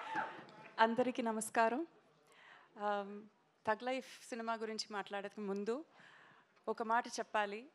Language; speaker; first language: Telugu; non-native, learner; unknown